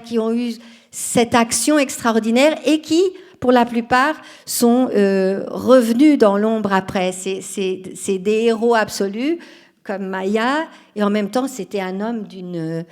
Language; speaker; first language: French; non-native, fluent; Portuguese